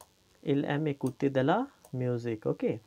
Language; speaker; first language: French; non-native, fluent; Hindi